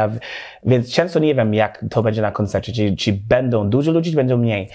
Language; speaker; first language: Polish; non-native, learner; English